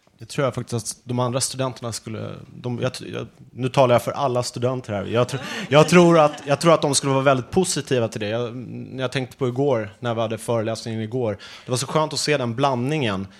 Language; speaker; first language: Swedish; native; Swedish